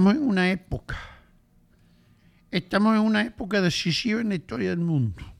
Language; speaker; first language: Spanish; native; Spanish